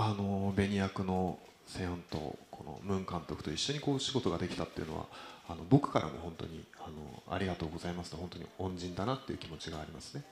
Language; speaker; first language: Japanese; native; Japanese